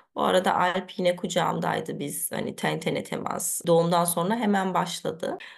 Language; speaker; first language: Turkish; early bilingual, heritage; Turkish